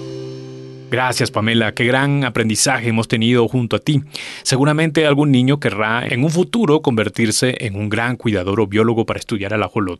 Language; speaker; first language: Spanish; native; Spanish